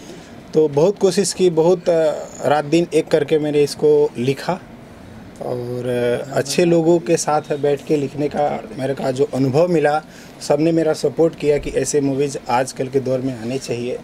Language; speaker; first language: Hindi; native; Hindi